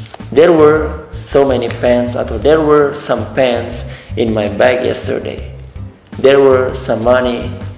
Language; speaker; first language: English; non-native, fluent; Indonesian